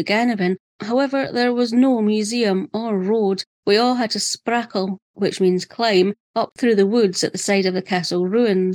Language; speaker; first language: English; native; English